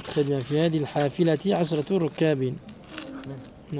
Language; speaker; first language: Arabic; non-native, fluent; French